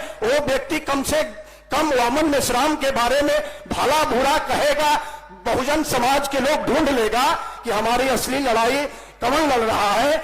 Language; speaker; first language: Hindi; native; Hindi